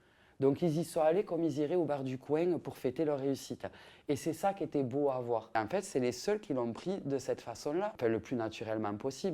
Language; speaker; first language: French; native; French